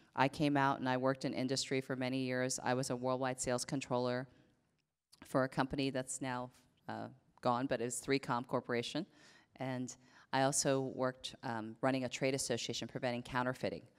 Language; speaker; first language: English; native; English